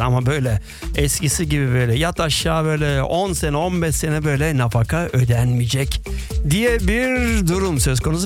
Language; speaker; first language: Turkish; native; Turkish